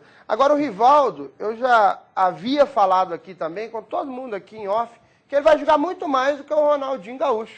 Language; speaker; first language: Portuguese; native; Portuguese